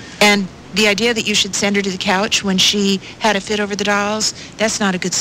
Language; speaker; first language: English; native; English